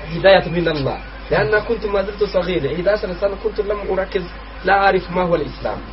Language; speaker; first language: Arabic; non-native, fluent; Kinyarwanda